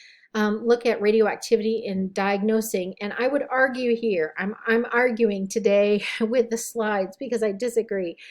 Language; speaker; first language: English; native; English